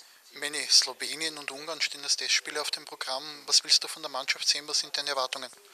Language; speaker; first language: German; native; German